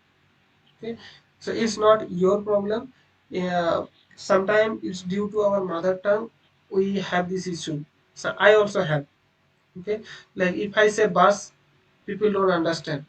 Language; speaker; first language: English; non-native, local second language; Bangla